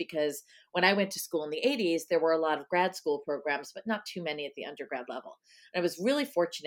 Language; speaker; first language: English; native; English